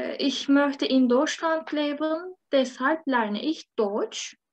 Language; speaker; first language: German; non-native, learner; Turkish